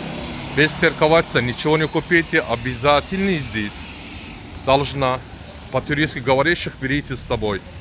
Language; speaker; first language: Russian; non-native, learner; Turkish